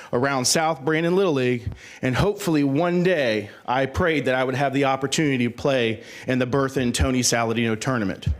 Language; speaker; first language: English; native; English